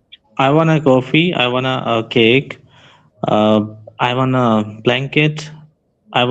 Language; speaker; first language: English; non-native, learner; Sindhi